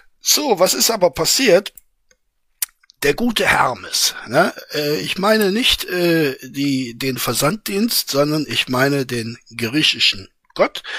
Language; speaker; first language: German; native; German